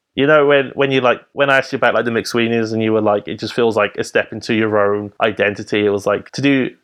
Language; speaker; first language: English; native; English